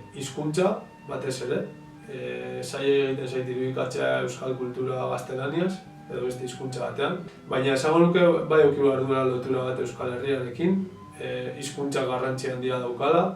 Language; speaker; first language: Basque; native; Basque